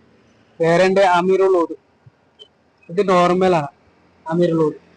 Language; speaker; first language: Malayalam; non-native, learner; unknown